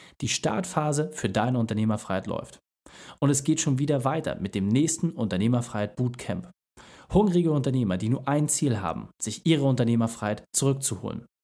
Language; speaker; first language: German; native; German